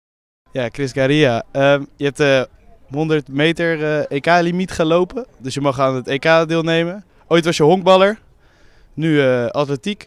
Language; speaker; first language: Dutch; native; Dutch